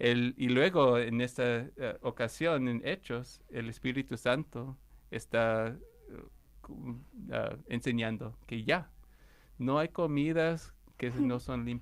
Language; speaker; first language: Spanish; non-native, fluent; English